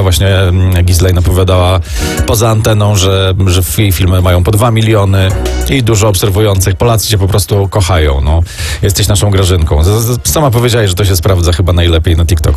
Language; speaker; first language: Polish; native; Polish